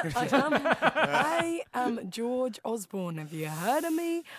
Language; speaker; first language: English; native; English